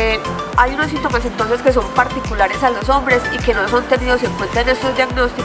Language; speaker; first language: Spanish; native; Spanish